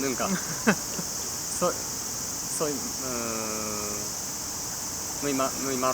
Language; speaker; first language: Spanish; non-native, learner; Japanese